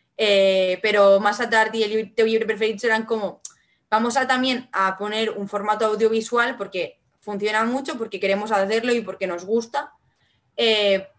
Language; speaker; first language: Spanish; non-native, local second language; Catalan